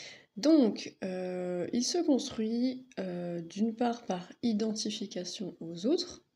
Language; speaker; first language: French; native; French